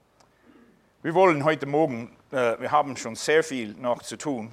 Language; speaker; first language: German; non-native, fluent; English